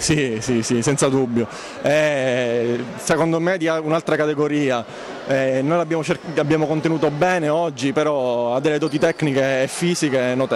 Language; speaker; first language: Italian; native; Italian